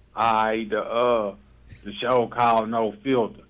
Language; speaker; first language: English; native; English